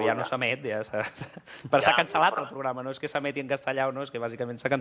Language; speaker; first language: Catalan; native; Catalan